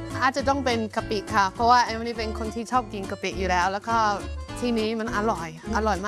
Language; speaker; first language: Thai; non-native, learner; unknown